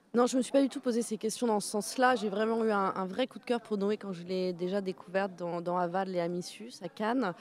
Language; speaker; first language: French; native; French